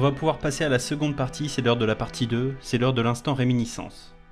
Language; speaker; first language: French; native; French